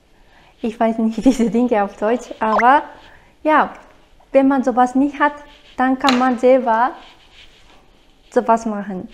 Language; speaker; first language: German; non-native, fluent; Japanese